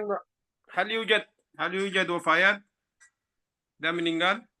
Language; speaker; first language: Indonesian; non-native, learner; Arabic